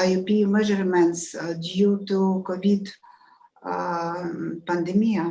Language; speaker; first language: English; non-native, learner; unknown